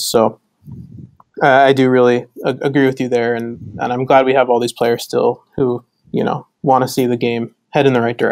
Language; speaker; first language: English; native; English